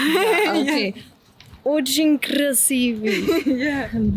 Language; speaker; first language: Russian; non-native, learner; Swedish